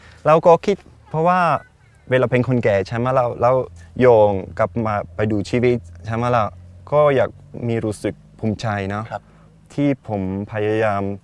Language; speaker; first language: Thai; non-native, fluent; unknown